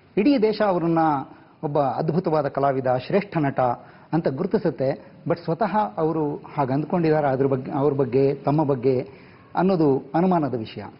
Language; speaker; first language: Kannada; native; Kannada